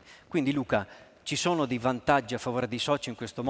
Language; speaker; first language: Italian; native; Italian